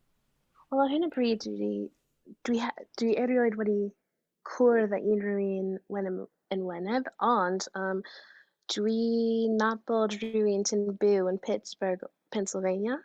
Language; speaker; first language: Welsh; non-native, fluent; English